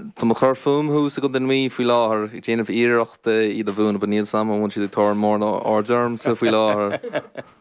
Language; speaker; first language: Irish; native; Irish